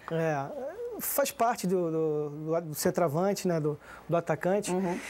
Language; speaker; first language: Portuguese; native; Portuguese